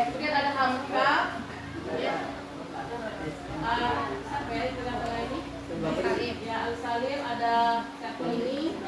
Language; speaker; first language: Indonesian; native; Indonesian